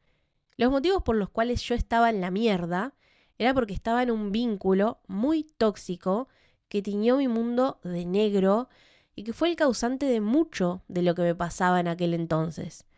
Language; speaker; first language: Spanish; native; Spanish